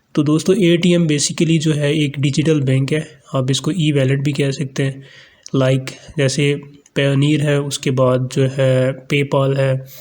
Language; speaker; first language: Urdu; non-native, local second language; Punjabi